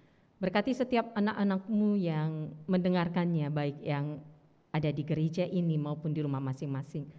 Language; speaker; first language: Indonesian; native; Indonesian